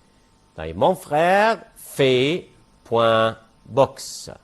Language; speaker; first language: French; non-native, fluent; Arabic